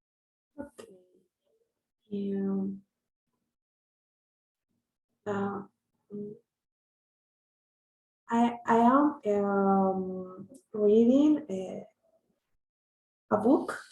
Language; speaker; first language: English; non-native, learner; Spanish